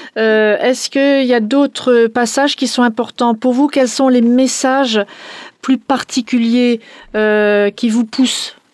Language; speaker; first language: French; native; French